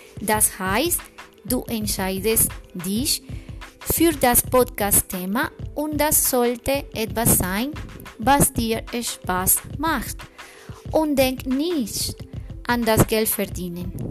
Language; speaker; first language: German; non-native, fluent; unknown